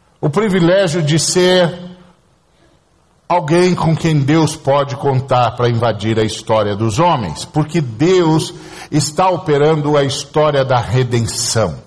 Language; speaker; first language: Portuguese; native; Portuguese